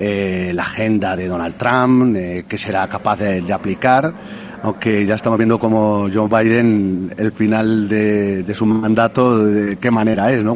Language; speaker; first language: Spanish; native; Spanish